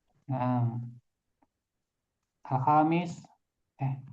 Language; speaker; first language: Arabic; non-native, fluent; Indonesian